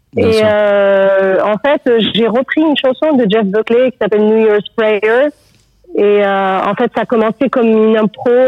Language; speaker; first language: French; non-native, local second language; Arabic